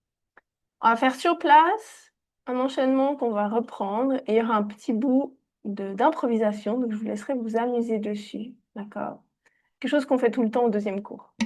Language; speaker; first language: French; native; French